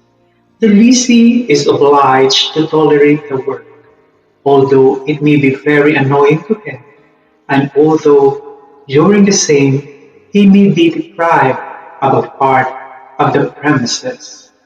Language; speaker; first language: English; non-native, local second language; Filipino